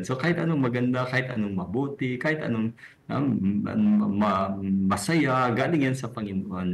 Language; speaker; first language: Filipino; native; Filipino